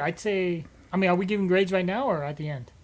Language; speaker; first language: English; native; English